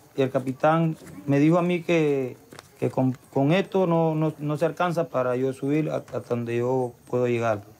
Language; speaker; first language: Spanish; native; Spanish